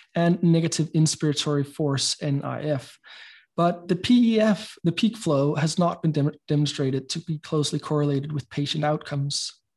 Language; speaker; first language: English; non-native, fluent; Danish